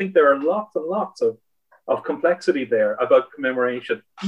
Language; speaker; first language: English; native; English